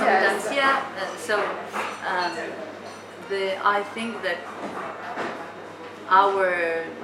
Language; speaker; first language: English; non-native, fluent; Italian